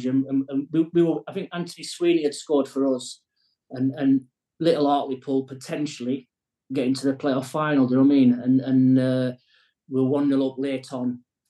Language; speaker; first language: English; native; English